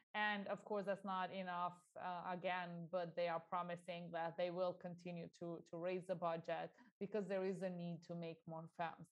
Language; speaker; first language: English; non-native, fluent; Albanian